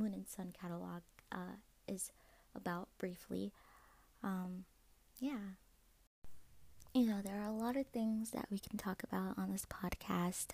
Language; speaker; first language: English; native; English